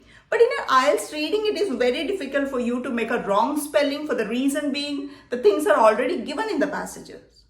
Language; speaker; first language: English; non-native, local second language; Malayalam